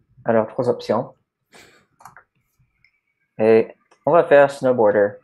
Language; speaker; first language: French; non-native, learner; English